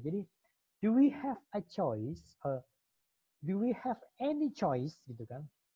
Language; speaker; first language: English; non-native, fluent; Indonesian